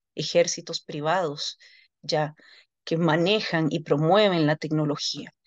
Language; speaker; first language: Spanish; native; Spanish